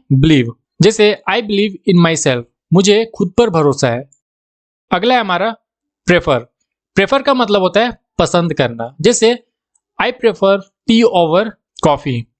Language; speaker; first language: Hindi; native; Hindi